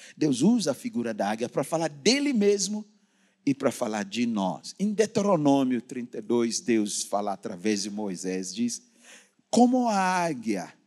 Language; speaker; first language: Portuguese; non-native, fluent; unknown